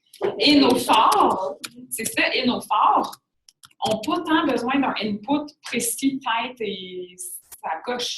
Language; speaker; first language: French; native; French